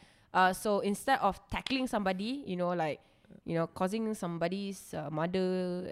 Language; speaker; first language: English; non-native, local second language; Malay